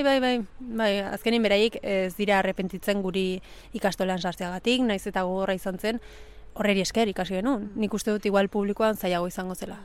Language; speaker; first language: Basque; early bilingual, other home language; Spanish